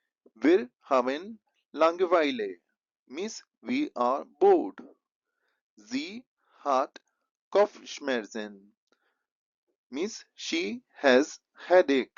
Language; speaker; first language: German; non-native, fluent; Hindi